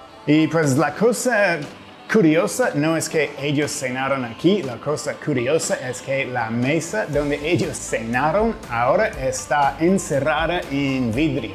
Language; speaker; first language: Spanish; non-native, fluent; English